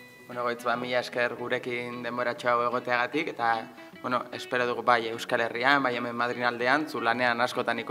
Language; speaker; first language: Basque; native; Basque